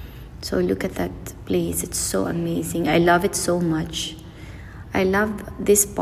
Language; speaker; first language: English; non-native, local second language; Filipino